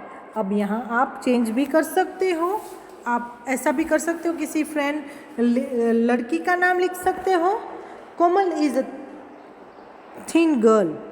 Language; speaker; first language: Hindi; native; Hindi